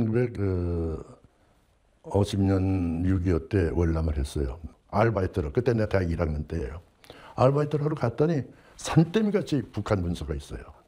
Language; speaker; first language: Korean; native; Korean